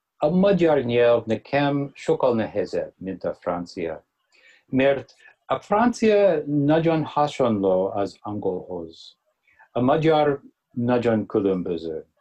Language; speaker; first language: Hungarian; non-native, learner; English